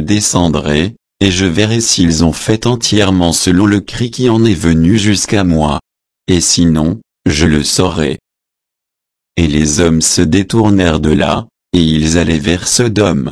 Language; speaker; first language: French; native; French